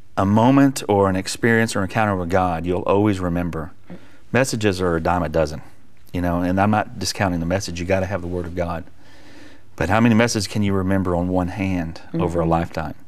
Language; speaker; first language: English; native; English